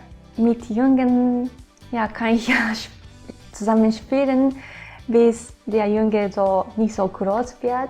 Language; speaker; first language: German; non-native, fluent; Japanese